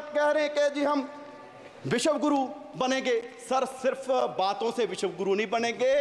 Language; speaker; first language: Hindi; native; Hindi